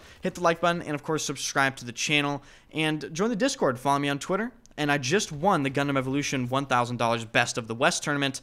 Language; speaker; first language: English; native; English